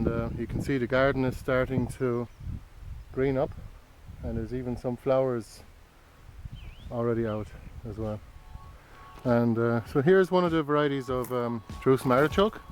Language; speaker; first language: English; native; English